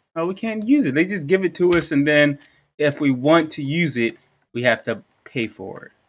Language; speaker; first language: English; native; English